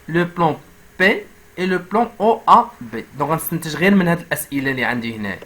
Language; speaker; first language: French; non-native, local second language; Arabic